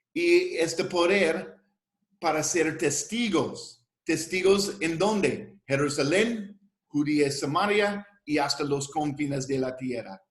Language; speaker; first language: Spanish; non-native, fluent; English